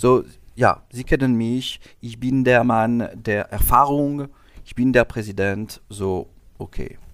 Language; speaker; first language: German; non-native, learner; French